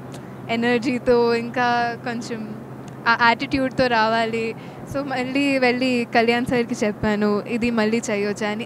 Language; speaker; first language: Telugu; non-native, local second language; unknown